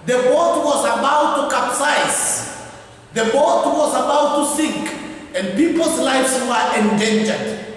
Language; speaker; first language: English; non-native, local second language; Swahili